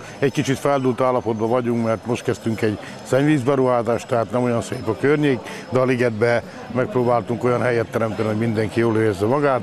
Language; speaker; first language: Hungarian; native; Hungarian